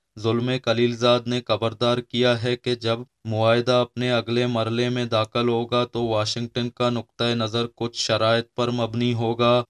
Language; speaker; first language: Urdu; non-native, local second language; Baluchi